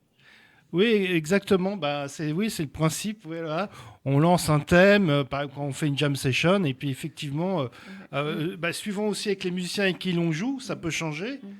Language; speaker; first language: French; native; French